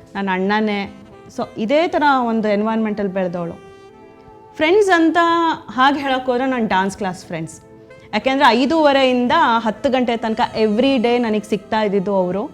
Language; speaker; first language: Kannada; native; Kannada